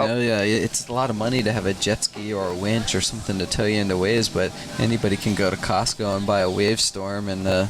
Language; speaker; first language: English; native; English